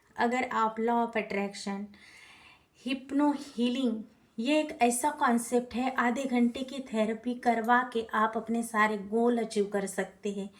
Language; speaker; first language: Hindi; non-native, local second language; Marathi